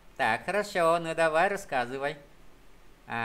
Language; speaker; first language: Russian; non-native, fluent; Vietnamese